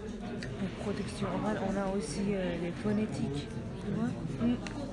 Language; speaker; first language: French; non-native, learner; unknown